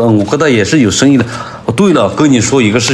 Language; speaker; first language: Chinese; native; Chinese